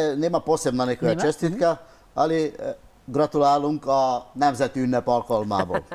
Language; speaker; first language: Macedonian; non-native, fluent; Hungarian